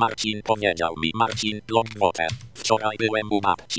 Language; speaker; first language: Polish; native; Polish